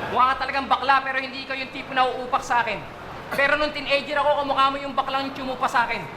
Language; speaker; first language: Filipino; native; Filipino